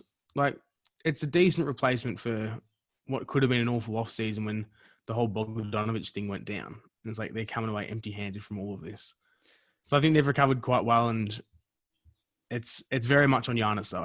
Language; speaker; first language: English; native; English